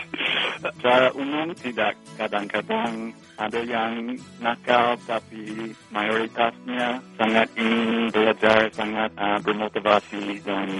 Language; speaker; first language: Indonesian; non-native, fluent; English